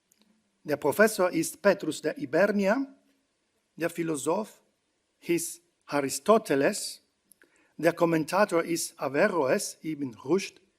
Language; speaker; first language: German; non-native, fluent; Italian